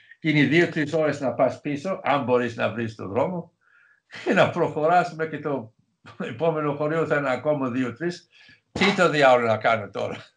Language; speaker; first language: Greek; non-native, fluent; English